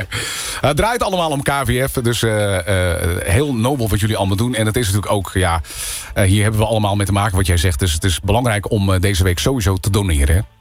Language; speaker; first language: Dutch; native; Dutch